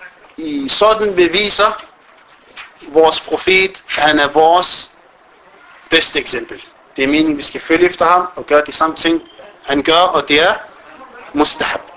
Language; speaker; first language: Danish; early bilingual, other home language; Arabic